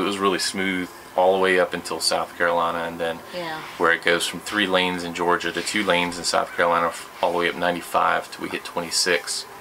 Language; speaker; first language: English; native; English